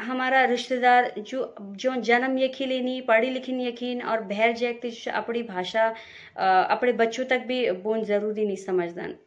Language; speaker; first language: Hindi; non-native, local second language; Garhwali